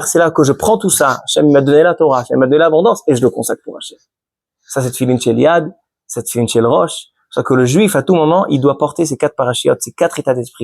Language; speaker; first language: French; native; French